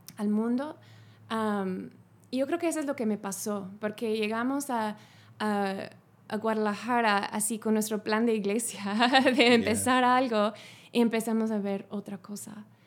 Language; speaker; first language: Spanish; non-native, fluent; English